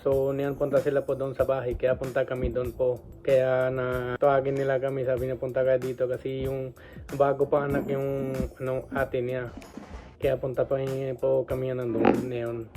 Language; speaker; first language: Filipino; non-native, learner; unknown